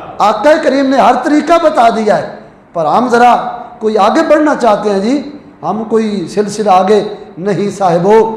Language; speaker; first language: Urdu; non-native, local second language; Punjabi